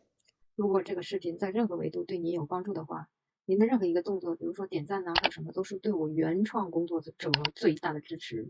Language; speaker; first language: Chinese; native; Chinese